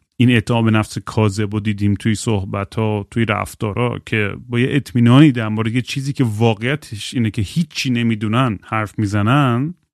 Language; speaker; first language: Persian; native; Persian